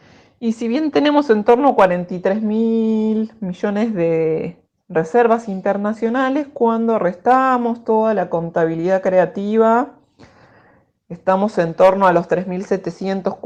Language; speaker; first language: Spanish; native; Spanish